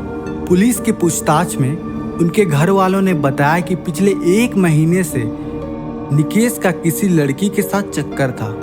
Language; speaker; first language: Hindi; native; Hindi